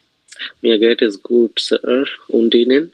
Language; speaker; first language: German; non-native, learner; Bangla